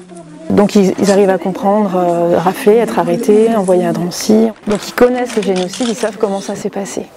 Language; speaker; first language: French; native; French